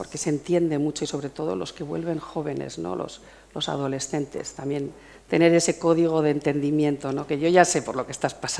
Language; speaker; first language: Spanish; native; Spanish